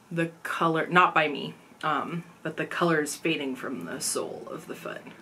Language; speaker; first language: English; native; English